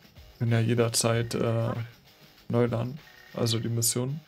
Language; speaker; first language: German; native; German